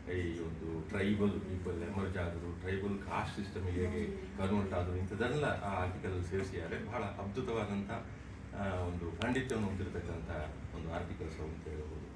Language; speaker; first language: Kannada; non-native, local second language; Kodava